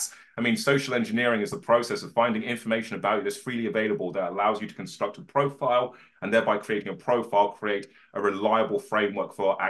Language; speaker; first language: English; native; English